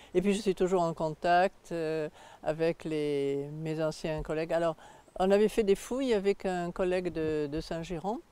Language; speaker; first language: French; native; French